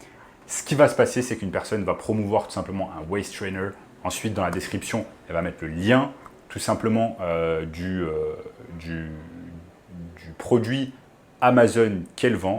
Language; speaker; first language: French; native; French